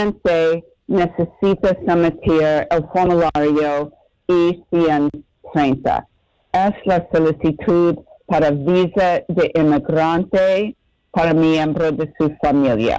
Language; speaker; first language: Spanish; non-native, learner; English